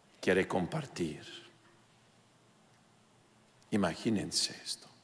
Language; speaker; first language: Spanish; non-native, fluent; English